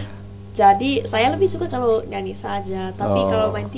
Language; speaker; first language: Indonesian; non-native, learner; English